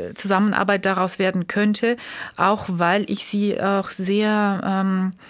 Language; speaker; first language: German; non-native, fluent; Georgian